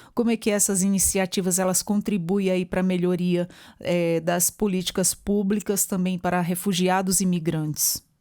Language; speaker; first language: Portuguese; native; Portuguese